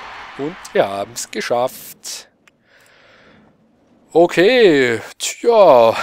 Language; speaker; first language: German; native; German